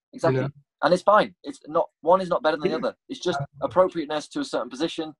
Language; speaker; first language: English; native; English